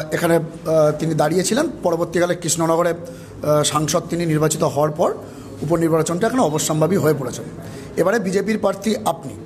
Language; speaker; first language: Bangla; native; Bangla